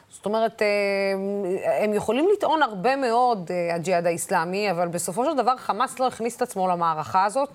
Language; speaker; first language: Hebrew; non-native, local second language; Arabic